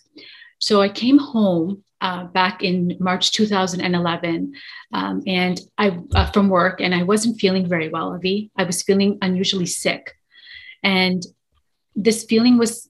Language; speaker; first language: English; native; English